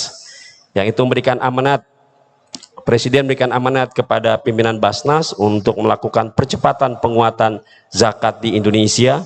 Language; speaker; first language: Indonesian; native; Indonesian